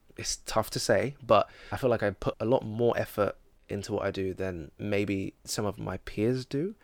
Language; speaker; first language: English; native; English